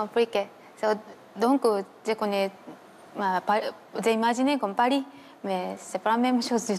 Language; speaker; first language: French; non-native, learner; Japanese